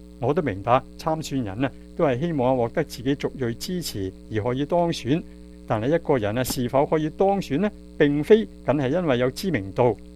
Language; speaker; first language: Chinese; non-native, local second language; Cantonese